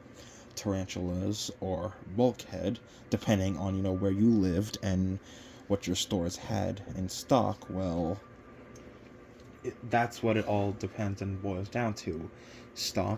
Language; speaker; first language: English; native; English